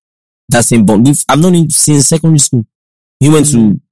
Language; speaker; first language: English; non-native, local second language; Yoruba